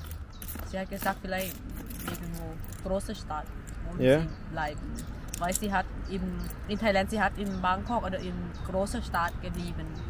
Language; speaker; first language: German; non-native, learner; Thai